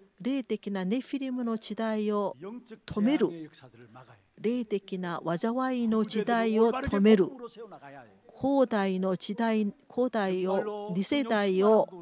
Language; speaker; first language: Japanese; non-native, fluent; Korean